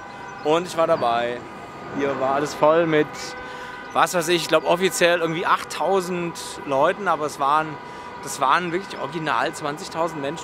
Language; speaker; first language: German; native; German